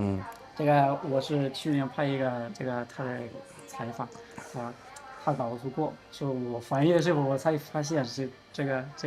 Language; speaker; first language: Chinese; non-native, learner; Spanish